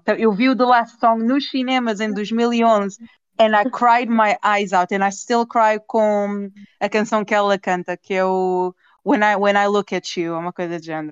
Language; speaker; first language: Portuguese; native; Portuguese